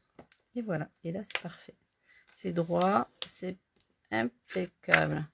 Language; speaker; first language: French; native; French